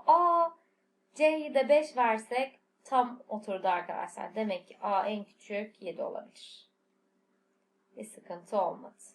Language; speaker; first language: Turkish; native; Turkish